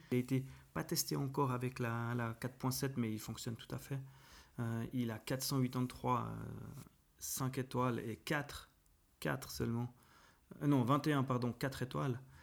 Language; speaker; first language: French; native; French